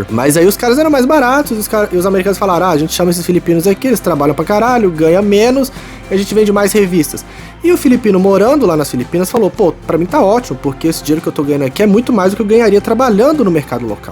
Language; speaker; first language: Portuguese; native; Portuguese